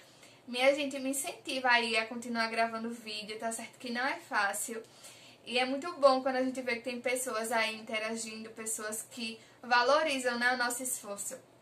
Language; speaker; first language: Portuguese; native; Portuguese